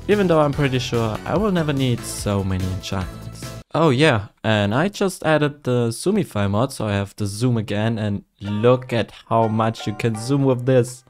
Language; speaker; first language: English; non-native, fluent; German